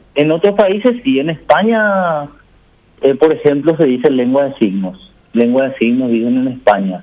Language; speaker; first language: Spanish; native; Spanish